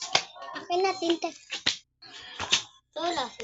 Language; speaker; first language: Filipino; native; Filipino